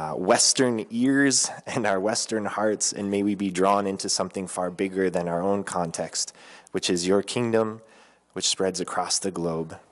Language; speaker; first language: English; native; English